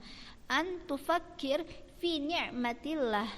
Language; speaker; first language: Arabic; non-native, fluent; Indonesian